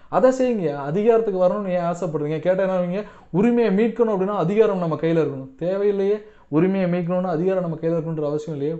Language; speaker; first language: Tamil; non-native, local second language; Telugu